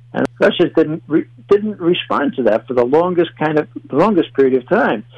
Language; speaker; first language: English; native; English